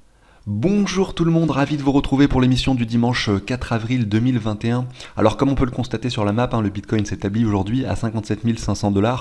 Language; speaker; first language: French; native; French